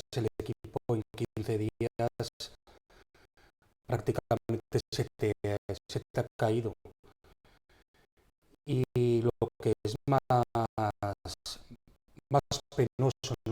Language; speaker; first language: Spanish; native; Spanish